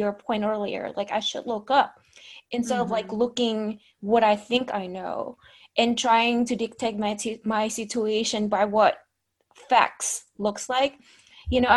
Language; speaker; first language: English; non-native, fluent; Indonesian